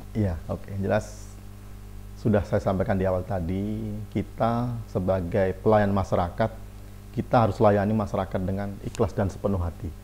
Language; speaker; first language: Indonesian; non-native, local second language; Javanese